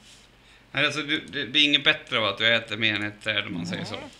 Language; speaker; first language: Swedish; native; Swedish